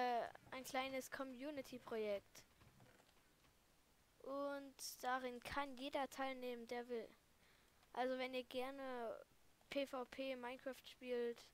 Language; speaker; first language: German; native; German